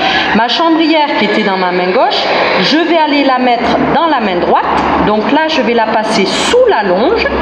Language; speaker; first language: French; native; French